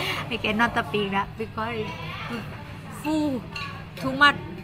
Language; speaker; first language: English; non-native, learner; Thai